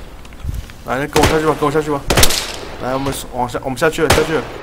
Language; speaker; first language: Chinese; native; Chinese